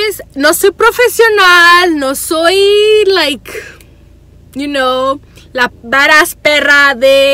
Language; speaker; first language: Spanish; early bilingual, heritage; Spanish